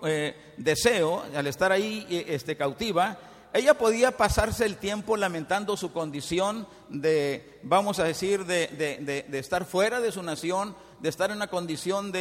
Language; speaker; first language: Spanish; native; Spanish